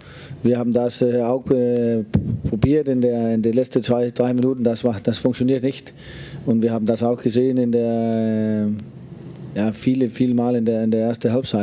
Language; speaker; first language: German; non-native, learner; Danish